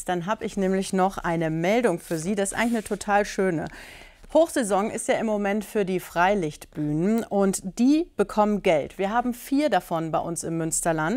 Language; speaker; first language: German; native; German